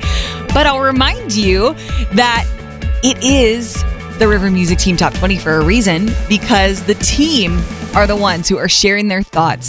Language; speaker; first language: English; native; English